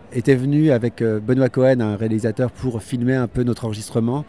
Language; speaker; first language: French; native; French